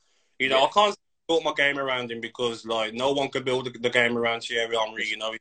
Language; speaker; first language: English; native; English